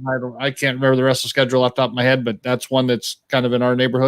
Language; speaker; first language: English; native; English